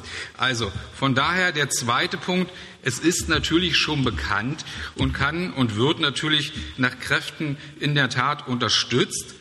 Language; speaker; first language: German; native; German